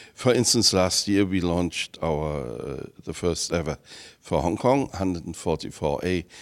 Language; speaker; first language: English; non-native, fluent; German